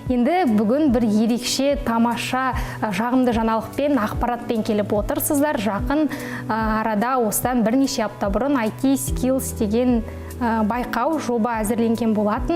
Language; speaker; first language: Kazakh; native; Kazakh